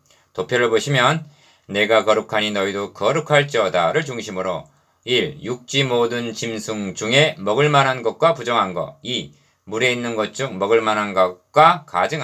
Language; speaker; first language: Korean; native; Korean